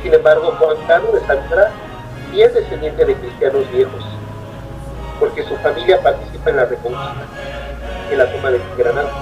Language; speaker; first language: Spanish; native; Spanish